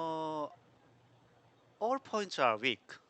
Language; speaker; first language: English; non-native, learner; Korean